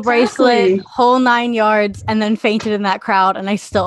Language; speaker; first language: English; native; English